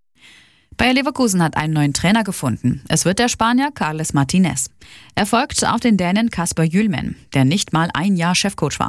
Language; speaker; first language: German; native; German